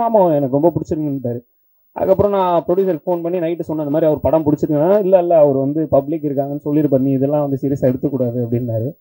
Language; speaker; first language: Tamil; native; Tamil